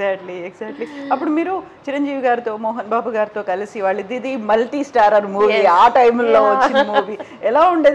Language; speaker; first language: Telugu; native; Telugu